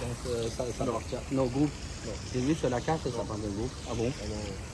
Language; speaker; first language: French; native; French